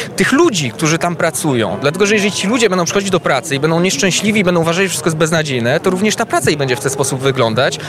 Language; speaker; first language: Polish; early bilingual, heritage; Polish